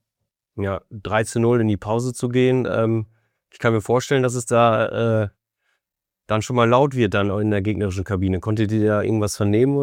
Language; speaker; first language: German; native; German